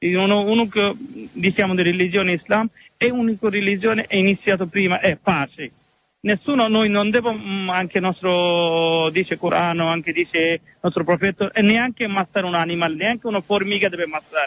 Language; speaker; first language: Italian; non-native, learner; Bangla